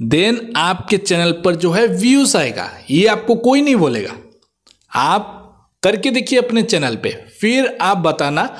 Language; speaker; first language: Hindi; non-native, local second language; Odia